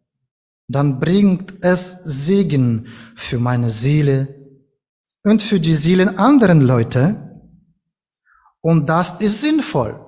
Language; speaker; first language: German; non-native, learner; Ukrainian